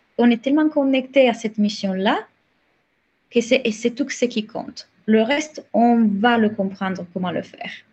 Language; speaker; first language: French; non-native, fluent; Italian